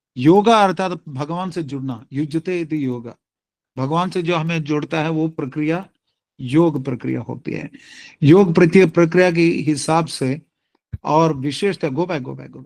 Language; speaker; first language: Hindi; non-native, local second language; Tamil